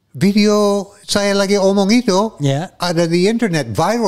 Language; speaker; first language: Indonesian; non-native, fluent; English